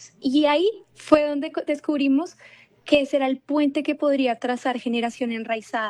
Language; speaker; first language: Spanish; native; Spanish